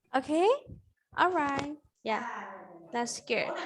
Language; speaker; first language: English; non-native, fluent; Vietnamese